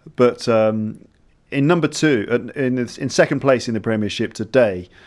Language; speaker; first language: English; native; English